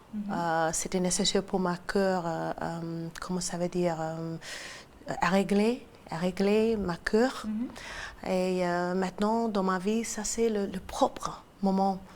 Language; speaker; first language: French; non-native, learner; English